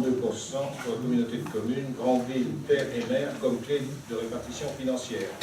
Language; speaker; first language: French; native; French